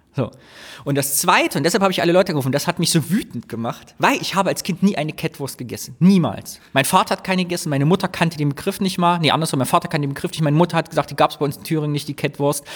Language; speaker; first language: German; native; German